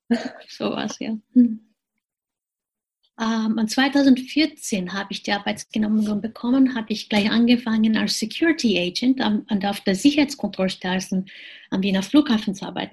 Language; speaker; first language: German; non-native, fluent; Japanese